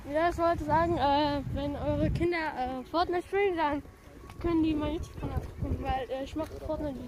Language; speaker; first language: German; early bilingual, other home language; Tajik